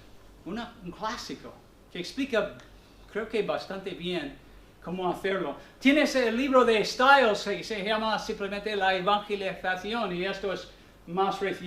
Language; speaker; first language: Spanish; non-native, fluent; English